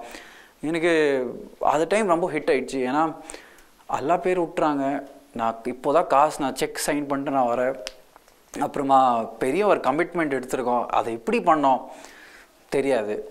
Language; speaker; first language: Tamil; non-native, local second language; Hindi